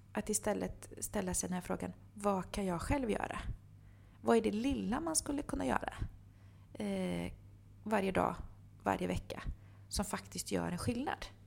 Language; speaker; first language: Swedish; early bilingual, other home language; Bosnian